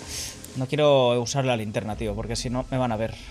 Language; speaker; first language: Spanish; native; Spanish